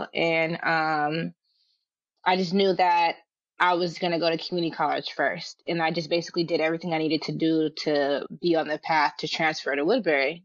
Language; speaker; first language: English; native; English